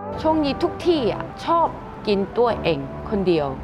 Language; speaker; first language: Thai; non-native, learner; Korean